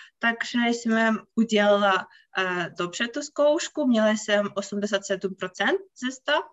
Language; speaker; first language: Czech; non-native, learner; Ukrainian